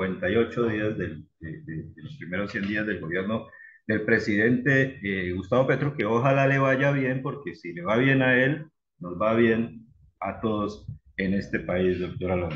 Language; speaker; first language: Spanish; native; Spanish